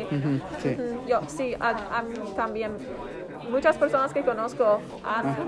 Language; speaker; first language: Spanish; non-native, fluent; English